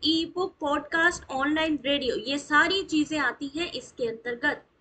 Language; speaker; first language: Hindi; native; Hindi